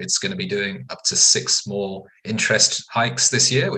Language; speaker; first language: English; native; English